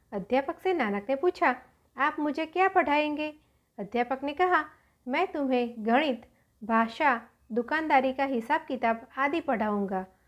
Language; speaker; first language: Hindi; non-native, local second language; Gujarati